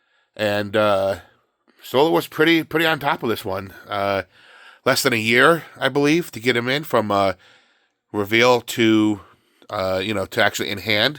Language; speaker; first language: English; native; English